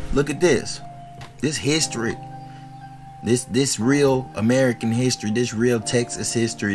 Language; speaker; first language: English; native; English